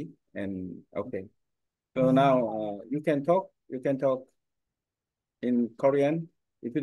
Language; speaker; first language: English; non-native, learner; Korean